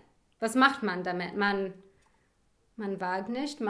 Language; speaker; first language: German; non-native, fluent; English